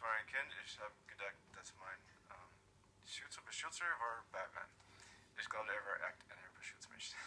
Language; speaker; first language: German; non-native, learner; English